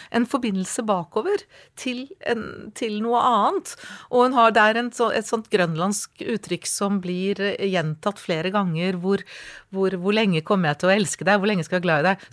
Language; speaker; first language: Norwegian; native; Norwegian